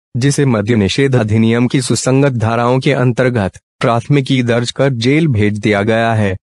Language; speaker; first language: Hindi; native; Hindi